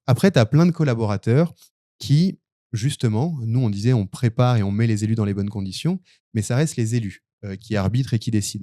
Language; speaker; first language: French; native; French